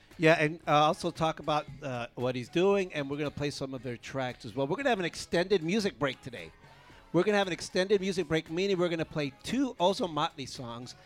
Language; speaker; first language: English; early bilingual, other home language; Spanish